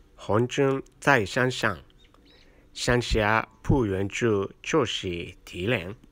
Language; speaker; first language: Chinese; non-native, learner; Japanese